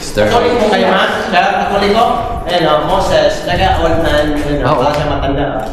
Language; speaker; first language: Filipino; non-native, local second language; Bikol